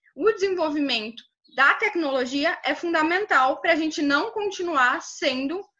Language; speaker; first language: Portuguese; native; Portuguese